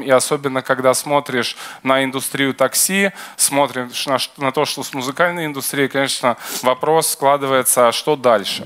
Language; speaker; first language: Russian; native; Russian